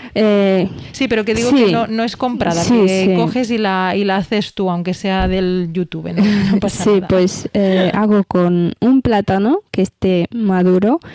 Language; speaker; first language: Spanish; early bilingual, other home language; Amharic